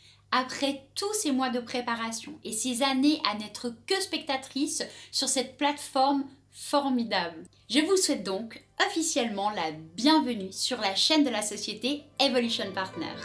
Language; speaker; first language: French; native; French